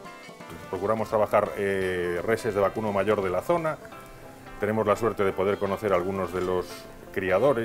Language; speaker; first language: Spanish; native; Spanish